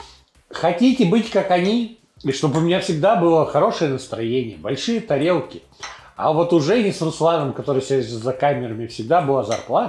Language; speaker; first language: Russian; native; Russian